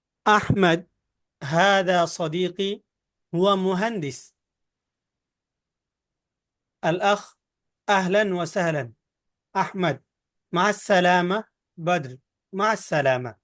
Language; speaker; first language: Arabic; non-native, fluent; Bangla